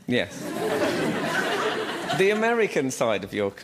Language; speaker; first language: English; native; English